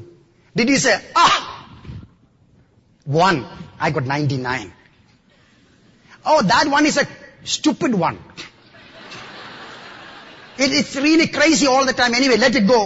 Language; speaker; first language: English; non-native, local second language; Malayalam